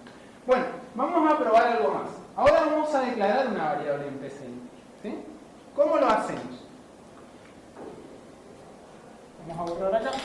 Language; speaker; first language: Spanish; native; Spanish